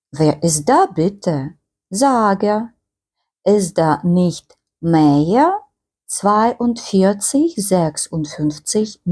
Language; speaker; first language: German; non-native, fluent; Ukrainian